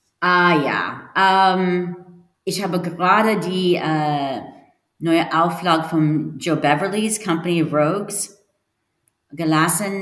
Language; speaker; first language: German; non-native, learner; English